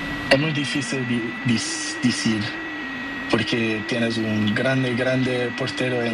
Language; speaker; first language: Spanish; non-native, learner; Portuguese